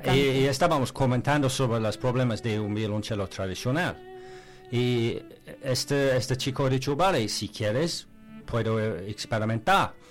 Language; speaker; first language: Spanish; non-native, learner; English